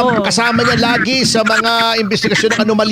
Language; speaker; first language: Filipino; native; Filipino